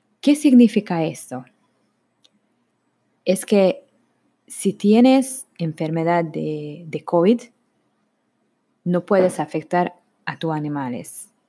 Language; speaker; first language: Spanish; non-native, learner; Hungarian